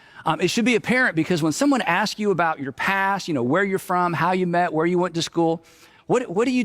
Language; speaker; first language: English; native; English